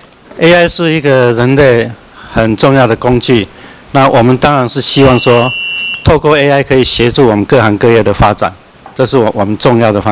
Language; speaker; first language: Chinese; native; Chinese